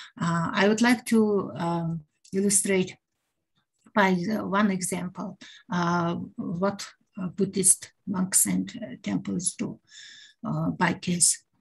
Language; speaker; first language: English; non-native, learner; Mongolian